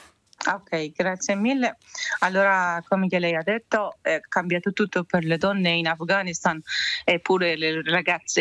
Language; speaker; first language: Italian; non-native, learner; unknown